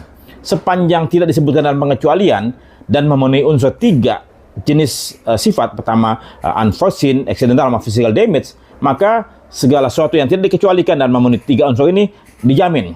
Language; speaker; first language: Indonesian; native; Indonesian